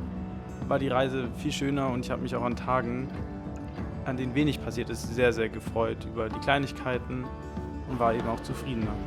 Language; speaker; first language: German; native; German